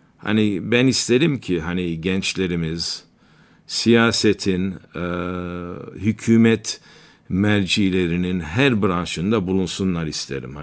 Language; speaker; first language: Turkish; native; Turkish